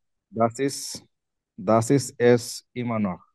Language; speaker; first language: German; non-native, learner; Bangla